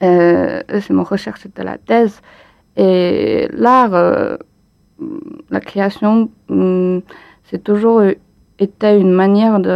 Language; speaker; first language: French; non-native, fluent; Chinese